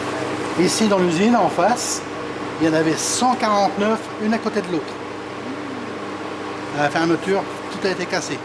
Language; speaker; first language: French; native; French